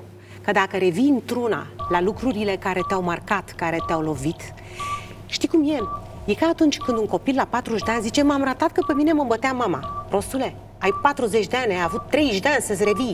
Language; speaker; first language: Romanian; native; Romanian